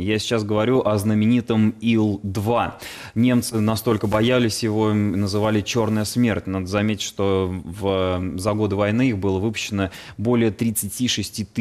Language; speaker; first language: Russian; native; Russian